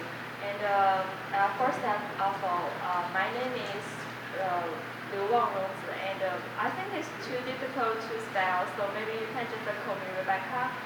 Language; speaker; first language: English; non-native, fluent; Chinese